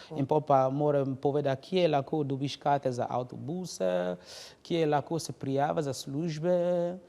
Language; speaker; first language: Slovenian; non-native, learner; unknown